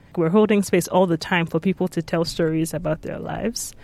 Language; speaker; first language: English; non-native, local second language; Yoruba